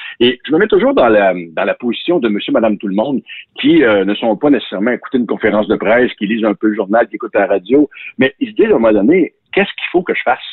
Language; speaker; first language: French; native; French